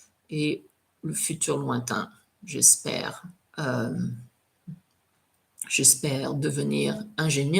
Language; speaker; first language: French; non-native, fluent; English